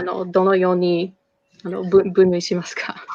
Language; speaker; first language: Japanese; non-native, fluent; English